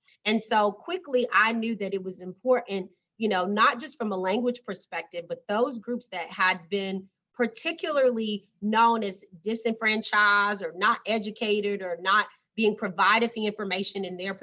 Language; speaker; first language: English; native; English